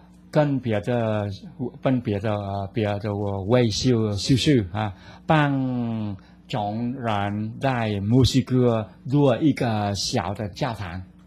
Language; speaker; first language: Chinese; non-native, learner; Vietnamese